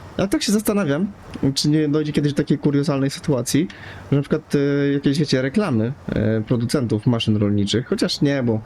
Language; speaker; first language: Polish; native; Polish